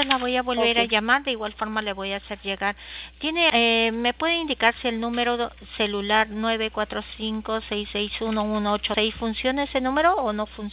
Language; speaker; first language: Spanish; native; Spanish